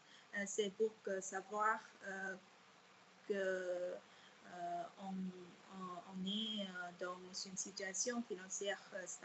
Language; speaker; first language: French; non-native, fluent; Vietnamese